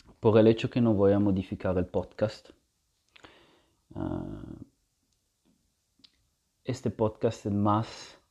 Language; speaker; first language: Spanish; non-native, fluent; Italian